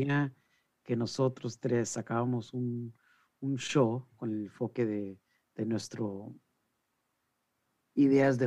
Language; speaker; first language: Spanish; early bilingual, heritage; Spanish